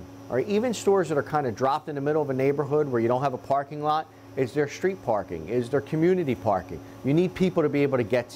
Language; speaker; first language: English; native; English